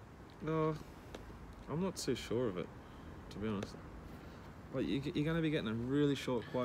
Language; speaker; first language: English; native; English